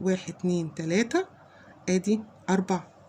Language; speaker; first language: Arabic; native; Arabic